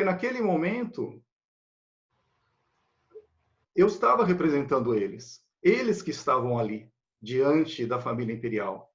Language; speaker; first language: Portuguese; native; Portuguese